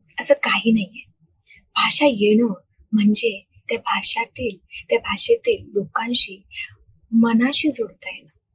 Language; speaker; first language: Marathi; non-native, local second language; Hindi